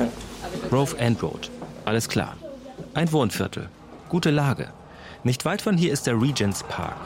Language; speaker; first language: German; native; German